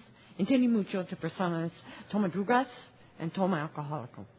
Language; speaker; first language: Spanish; non-native, learner; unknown